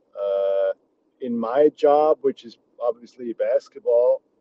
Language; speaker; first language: English; early bilingual, other home language; Czech